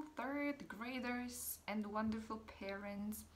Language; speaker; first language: English; non-native, fluent; Czech